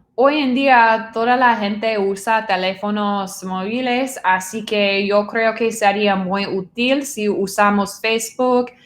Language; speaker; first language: Spanish; non-native, fluent; English